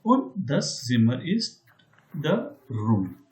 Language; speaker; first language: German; non-native, learner; Hindi